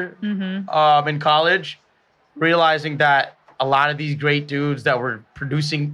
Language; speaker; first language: English; early bilingual, other home language; Bangla